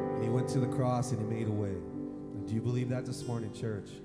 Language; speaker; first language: English; native; English